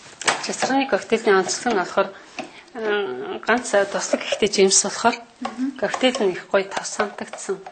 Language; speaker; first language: Mongolian; native; Mongolian